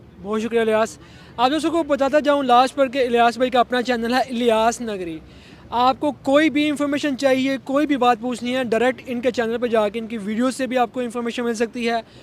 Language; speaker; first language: Urdu; native; Urdu